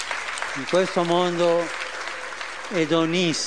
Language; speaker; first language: Italian; early bilingual, heritage; Spanish